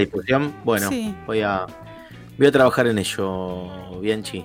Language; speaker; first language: Spanish; native; Spanish